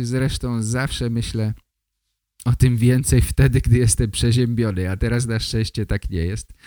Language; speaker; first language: Polish; native; Polish